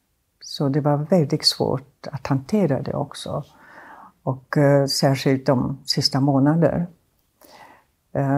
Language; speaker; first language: Swedish; non-native, fluent; German